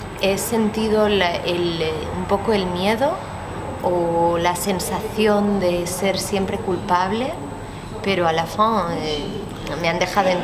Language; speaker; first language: French; non-native, learner; Spanish